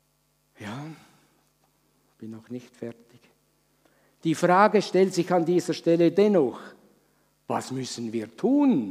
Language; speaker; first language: German; native; German